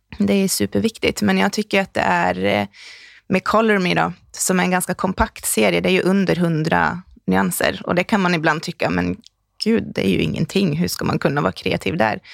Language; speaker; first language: Swedish; native; Swedish